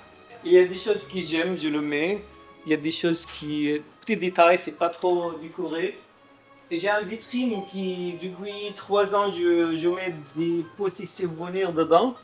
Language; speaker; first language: French; non-native, fluent; Arabic